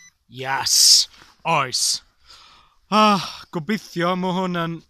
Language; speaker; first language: Welsh; non-native, local second language; English